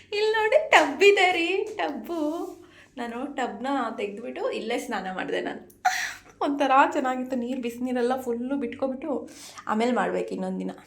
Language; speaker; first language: Kannada; native; Kannada